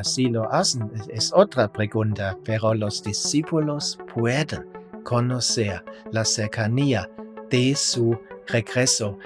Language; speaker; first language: Spanish; non-native, fluent; German